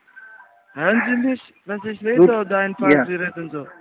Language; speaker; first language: German; non-native, learner; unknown